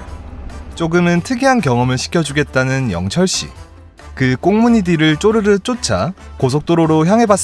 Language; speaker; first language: Korean; native; Korean